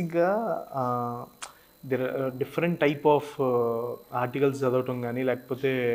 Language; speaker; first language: Telugu; native; Telugu